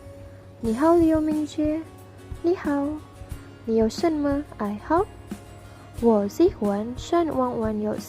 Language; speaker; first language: Chinese; non-native, learner; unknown